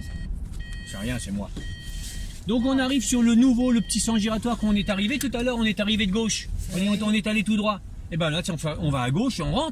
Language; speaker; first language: French; native; French